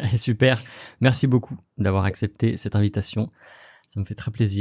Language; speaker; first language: French; native; French